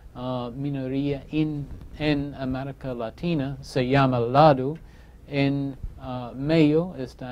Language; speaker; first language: Spanish; non-native, fluent; English